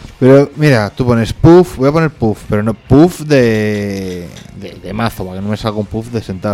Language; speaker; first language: Spanish; native; Spanish